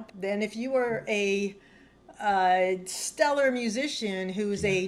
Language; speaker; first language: English; native; English